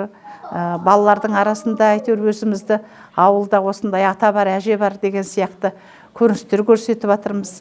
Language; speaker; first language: Kazakh; native; Kazakh